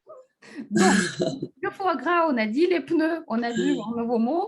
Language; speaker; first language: French; non-native, fluent; Russian